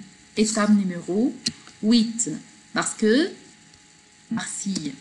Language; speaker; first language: French; non-native, fluent; Arabic